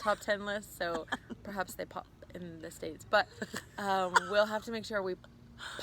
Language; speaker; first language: English; native; English